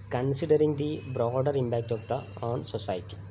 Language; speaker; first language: English; non-native, local second language; Malayalam